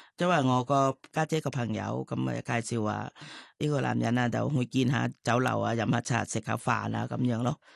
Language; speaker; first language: Cantonese; non-native, fluent; Thai